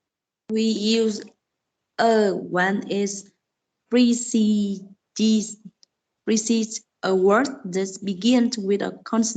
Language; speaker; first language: English; non-native, learner; Vietnamese